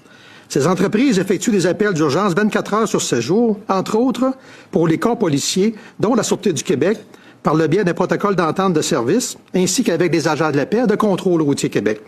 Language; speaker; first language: French; native; French